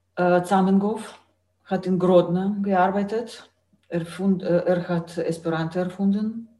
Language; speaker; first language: German; non-native, fluent; Russian